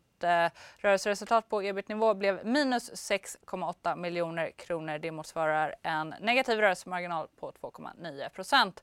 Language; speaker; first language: Swedish; native; Swedish